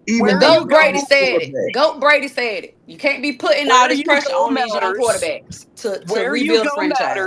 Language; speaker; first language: English; native; English